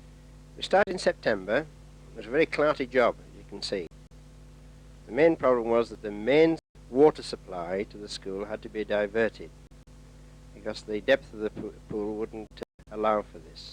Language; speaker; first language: English; native; English